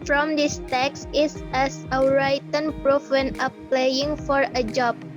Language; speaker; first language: English; non-native, learner; Indonesian